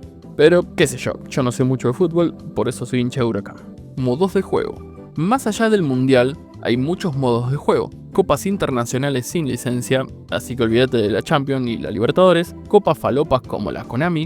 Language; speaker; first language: Spanish; native; Spanish